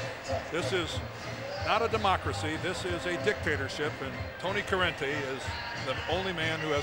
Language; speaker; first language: English; native; English